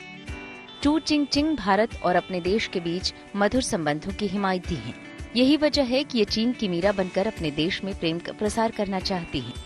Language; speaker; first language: Hindi; native; Hindi